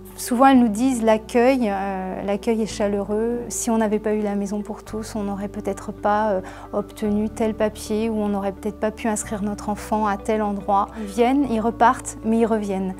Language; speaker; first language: French; native; French